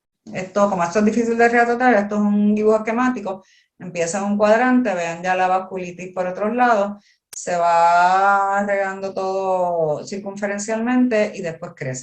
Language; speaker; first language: Spanish; native; Spanish